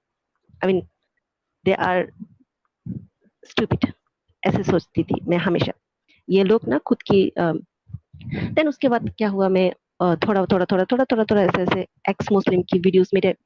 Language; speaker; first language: Hindi; non-native, fluent; Bangla